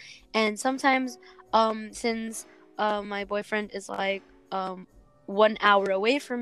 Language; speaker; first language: English; non-native, local second language; Filipino